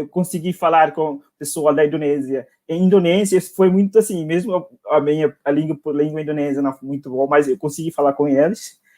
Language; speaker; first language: Portuguese; non-native, local second language; Tetum